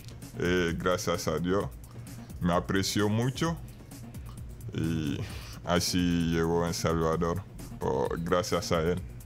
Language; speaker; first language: Spanish; non-native, fluent; Bambara